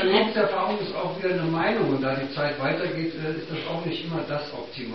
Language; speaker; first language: German; native; German